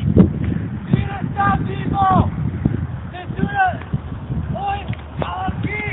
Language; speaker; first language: Spanish; non-native, learner; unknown